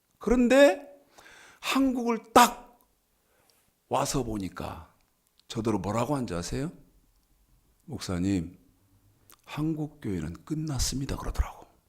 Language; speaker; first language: Korean; native; Korean